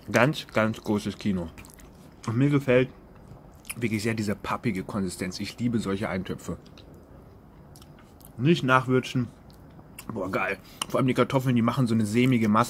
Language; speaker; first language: German; native; German